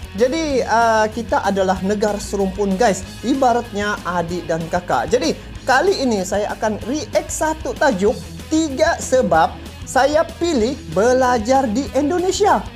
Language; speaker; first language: Malay; native; Malay